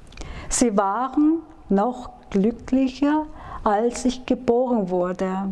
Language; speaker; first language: German; non-native, fluent; Chinese